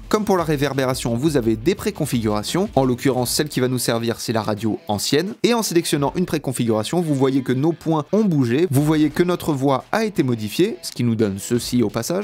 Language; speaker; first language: French; native; French